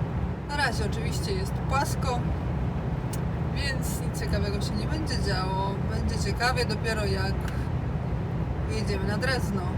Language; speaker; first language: Polish; native; Polish